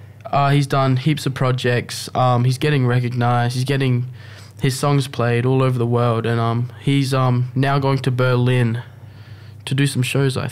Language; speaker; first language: English; native; English